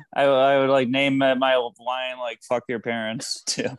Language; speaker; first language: English; native; English